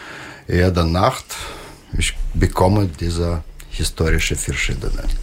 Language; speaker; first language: German; non-native, learner; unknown